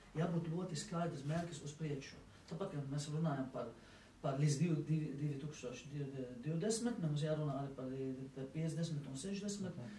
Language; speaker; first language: Latvian; non-native, fluent; Arabic